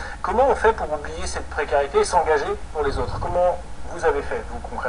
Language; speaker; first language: French; native; French